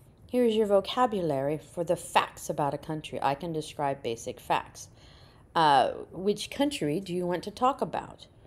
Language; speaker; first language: English; native; English